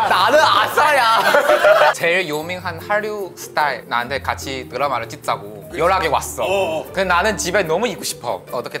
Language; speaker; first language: Korean; non-native, fluent; Chinese